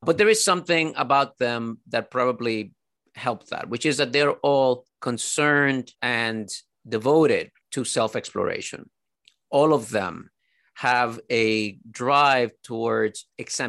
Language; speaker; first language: English; early bilingual, other home language; Spanish